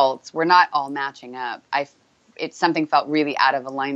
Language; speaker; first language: English; native; English